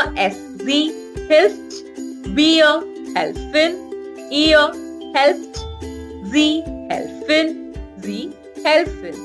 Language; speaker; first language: German; non-native, fluent; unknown